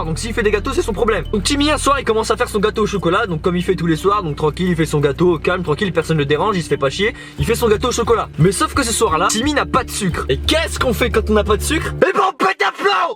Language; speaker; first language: French; native; French